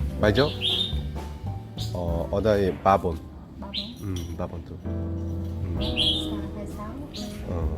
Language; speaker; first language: Vietnamese; non-native, learner; Korean